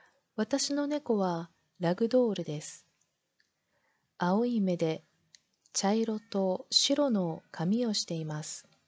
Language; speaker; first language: Japanese; non-native, learner; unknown